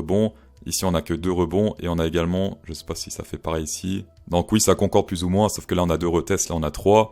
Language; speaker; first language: French; native; French